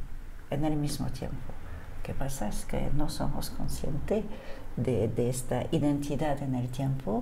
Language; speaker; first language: Spanish; non-native, fluent; French